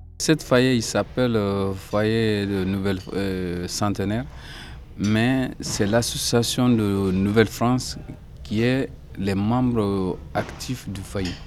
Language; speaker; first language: French; non-native, local second language; Soninke